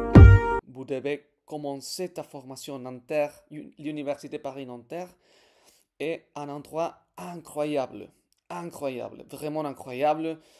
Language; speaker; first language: French; non-native, fluent; Spanish